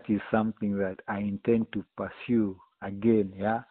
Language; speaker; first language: English; non-native, local second language; Ganda